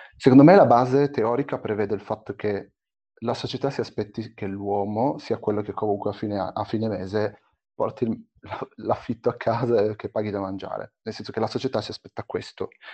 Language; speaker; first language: Italian; early bilingual, other home language; Arabic